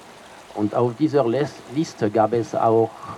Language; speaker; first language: German; non-native, fluent; French